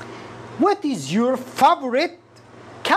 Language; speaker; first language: English; non-native, fluent; Arabic